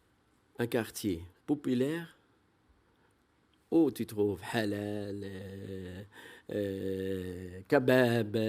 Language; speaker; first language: French; non-native, fluent; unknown